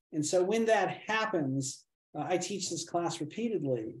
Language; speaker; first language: English; native; English